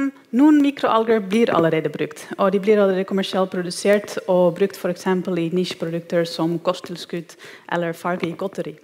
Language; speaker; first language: Norwegian; non-native, fluent; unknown